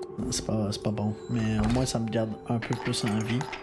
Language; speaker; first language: French; native; French